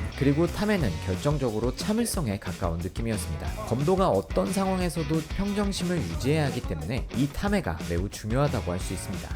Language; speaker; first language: Korean; native; Korean